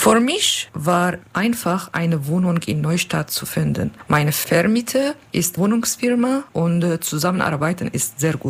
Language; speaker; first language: German; non-native, learner; Arabic